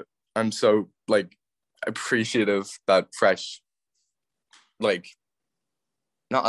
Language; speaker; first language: English; native; English